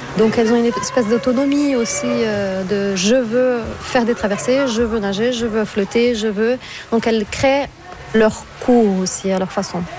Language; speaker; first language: French; non-native, fluent; Portuguese